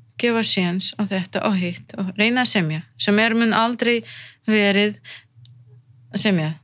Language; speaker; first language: Icelandic; non-native, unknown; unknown